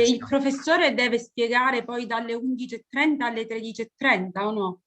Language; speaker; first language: Italian; native; Italian